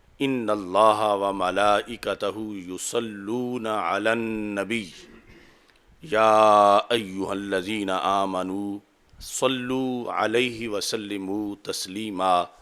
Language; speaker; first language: Urdu; non-native, local second language; Punjabi